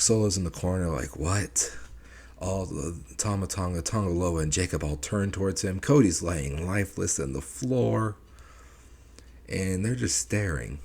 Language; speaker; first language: English; native; English